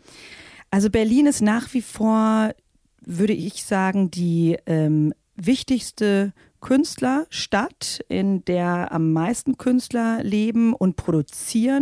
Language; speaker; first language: German; native; German